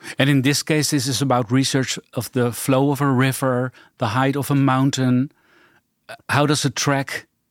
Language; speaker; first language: English; non-native, fluent; Dutch